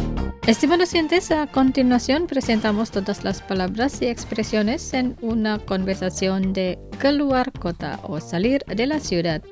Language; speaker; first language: Spanish; non-native, fluent; Indonesian